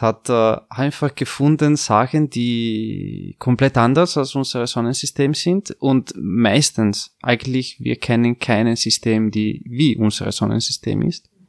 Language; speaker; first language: German; non-native, fluent; Italian